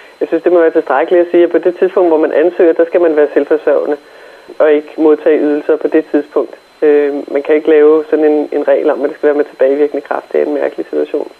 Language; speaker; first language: Danish; native; Danish